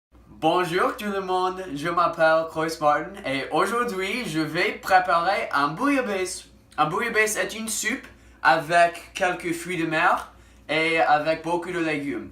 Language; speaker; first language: French; non-native, learner; English